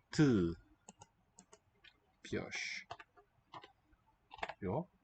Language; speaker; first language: Russian; non-native, learner; English